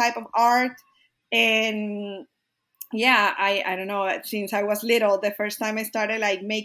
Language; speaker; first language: English; non-native, fluent; Spanish